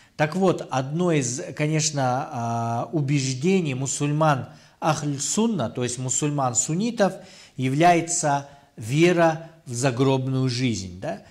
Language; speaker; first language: Russian; non-native, local second language; Kyrgyz